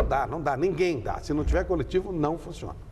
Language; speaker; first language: Portuguese; native; Portuguese